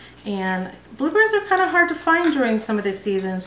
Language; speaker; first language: English; native; English